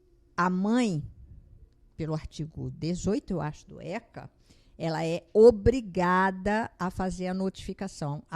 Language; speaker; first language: Portuguese; native; Portuguese